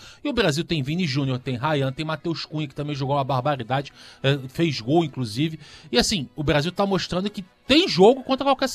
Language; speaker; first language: Portuguese; native; Portuguese